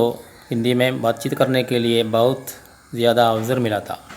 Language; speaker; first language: Hindi; non-native, local second language; Malayalam